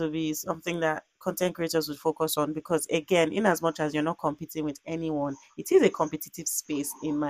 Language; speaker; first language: English; non-native, local second language; Yoruba